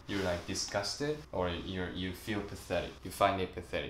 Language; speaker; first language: English; non-native, fluent; Japanese